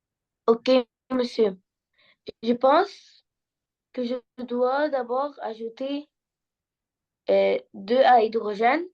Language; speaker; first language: French; non-native, learner; Arabic